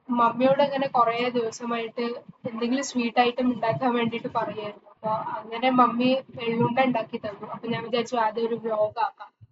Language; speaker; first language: Malayalam; early bilingual, heritage; Malayalam